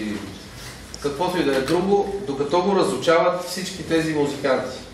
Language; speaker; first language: Bulgarian; native; Bulgarian